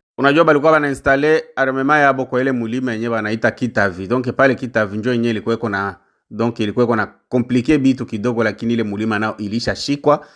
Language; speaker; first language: Swahili; native; Swahili